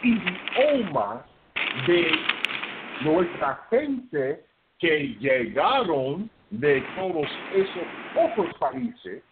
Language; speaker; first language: Spanish; non-native, fluent; English